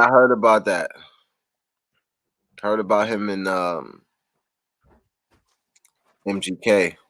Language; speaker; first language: English; native; English